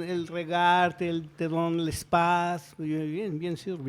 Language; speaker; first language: French; non-native, learner; Spanish